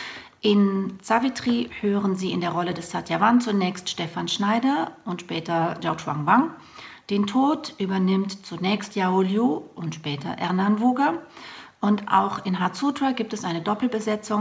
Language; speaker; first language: German; native; German